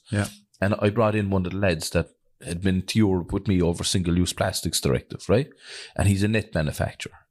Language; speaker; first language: English; native; English